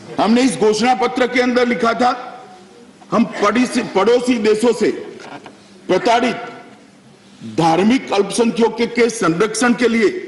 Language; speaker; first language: Hindi; native; Hindi